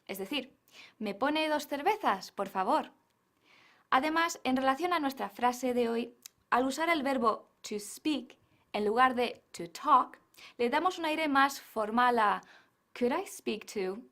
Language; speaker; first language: Spanish; non-native, fluent; English